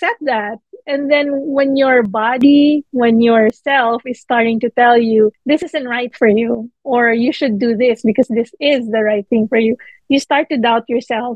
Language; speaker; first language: English; non-native, local second language; Filipino